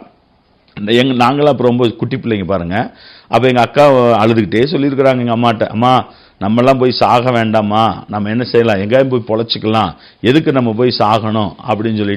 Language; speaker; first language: Tamil; native; Tamil